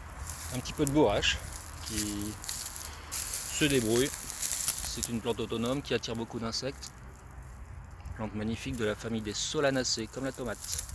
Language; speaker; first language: French; native; French